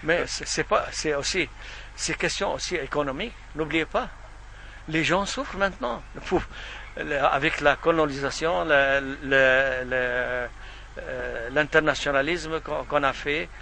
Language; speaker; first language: French; non-native, fluent; Arabic